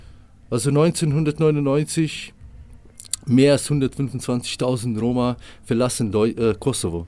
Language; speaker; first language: German; non-native, local second language; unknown